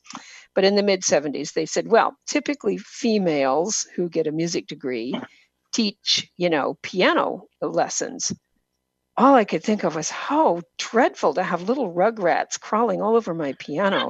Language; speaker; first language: English; native; English